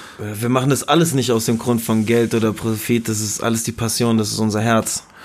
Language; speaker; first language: German; early bilingual, other home language; Spanish